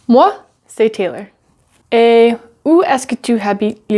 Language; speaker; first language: French; non-native, learner; English